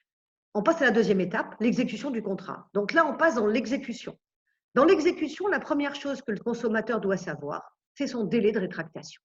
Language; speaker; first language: French; native; French